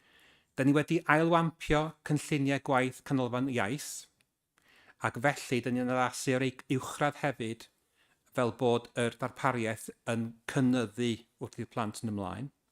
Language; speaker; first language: Welsh; native; Welsh